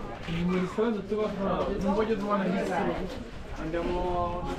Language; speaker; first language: Italian; non-native, learner; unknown